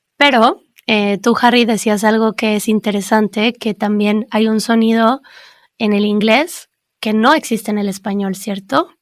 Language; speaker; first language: Spanish; native; Spanish